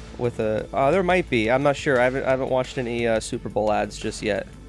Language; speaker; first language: English; native; English